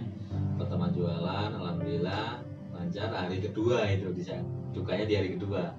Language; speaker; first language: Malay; non-native, local second language; Javanese